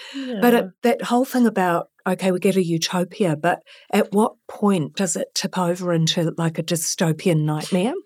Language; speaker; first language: English; native; English